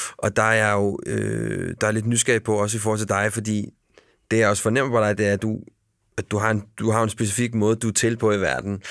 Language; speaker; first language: Danish; native; Danish